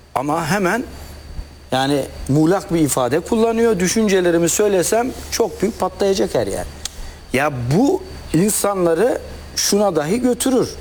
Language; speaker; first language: Turkish; native; Turkish